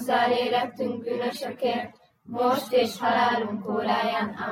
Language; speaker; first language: Hungarian; native; Hungarian